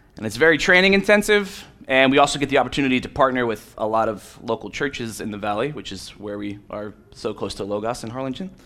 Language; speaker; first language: English; native; English